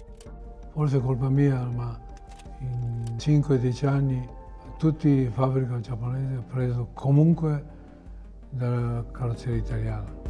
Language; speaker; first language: Italian; non-native, fluent; Japanese